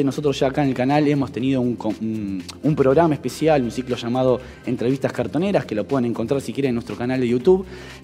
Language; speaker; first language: Spanish; native; Spanish